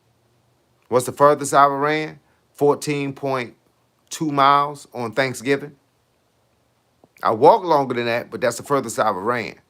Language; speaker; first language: English; native; English